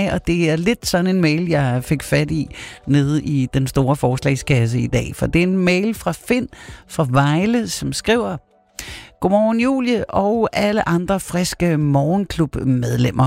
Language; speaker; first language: Danish; native; Danish